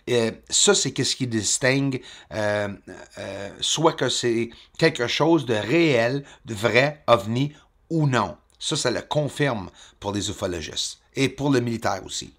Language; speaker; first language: French; native; French